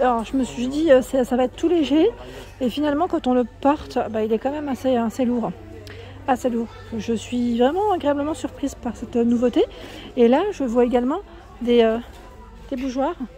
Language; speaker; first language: French; native; French